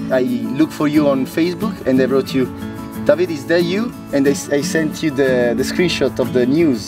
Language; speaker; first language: English; non-native, fluent; Italian